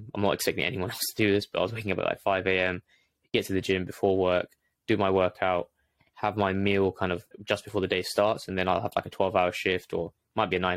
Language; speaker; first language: English; native; English